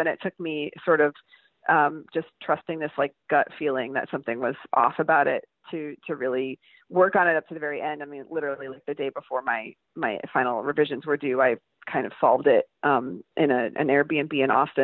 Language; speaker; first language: English; native; English